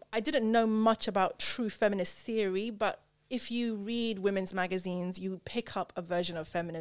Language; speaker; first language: English; native; English